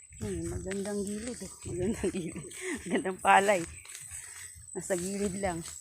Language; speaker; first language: Filipino; non-native, local second language; Kinaray-a